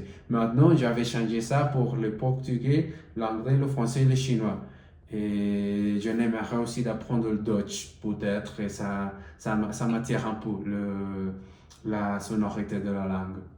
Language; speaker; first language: French; non-native, learner; Spanish